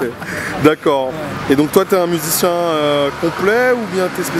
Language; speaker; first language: French; native; French